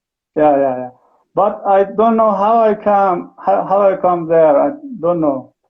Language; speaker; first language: English; non-native, learner; Persian